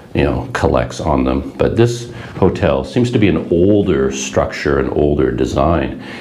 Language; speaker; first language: English; native; English